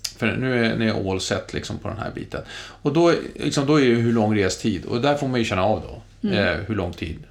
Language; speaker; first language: Swedish; native; Swedish